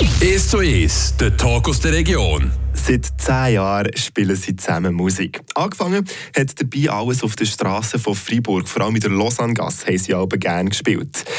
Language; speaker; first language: German; native; German